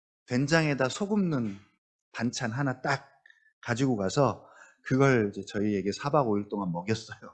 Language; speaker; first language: Korean; native; Korean